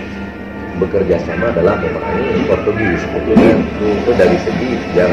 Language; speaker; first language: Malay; non-native, local second language; Achinese